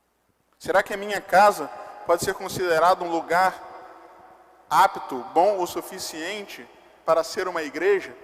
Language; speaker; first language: Portuguese; native; Portuguese